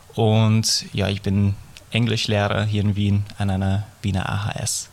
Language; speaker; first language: German; non-native, fluent; English